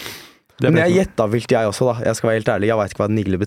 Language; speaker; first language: Norwegian; early bilingual, other home language; Turkish